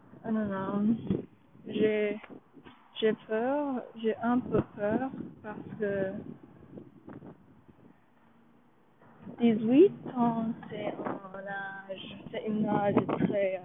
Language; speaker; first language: French; non-native, learner; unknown